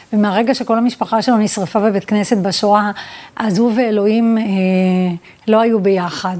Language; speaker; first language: Hebrew; early bilingual, other home language; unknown